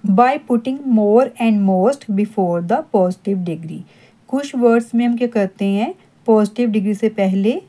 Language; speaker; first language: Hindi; non-native, local second language; Punjabi